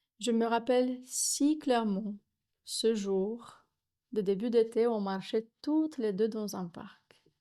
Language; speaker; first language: French; non-native, fluent; Romanian